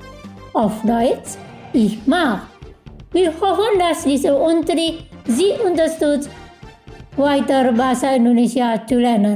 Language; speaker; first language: German; non-native, fluent; Indonesian